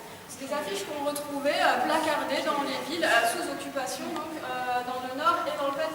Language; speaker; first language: French; native; French